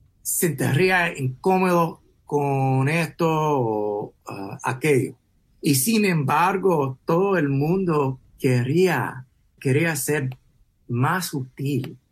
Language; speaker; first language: Spanish; early bilingual, heritage; English